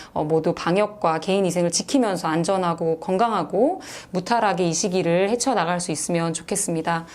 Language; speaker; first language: Korean; native; Korean